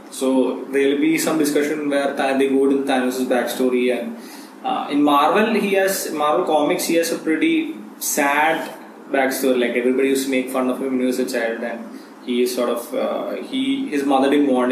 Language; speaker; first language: English; non-native, local second language; Malayalam